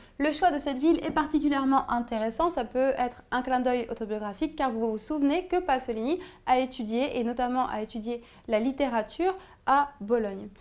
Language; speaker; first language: French; native; French